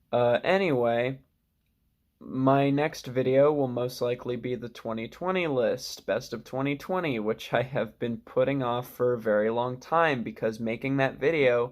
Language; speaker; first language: English; native; English